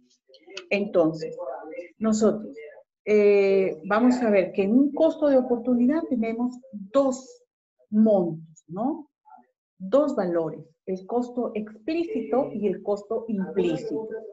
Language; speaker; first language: Spanish; native; Spanish